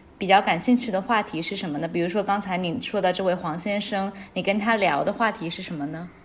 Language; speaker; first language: Chinese; native; Chinese